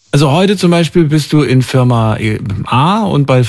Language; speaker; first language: German; native; German